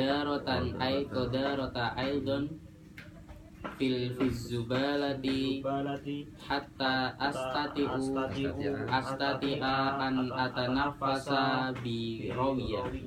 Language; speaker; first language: Arabic; non-native, learner; Indonesian